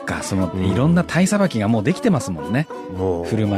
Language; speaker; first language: Japanese; native; Japanese